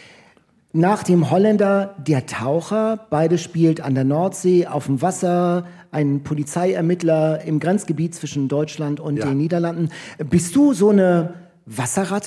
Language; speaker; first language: German; native; German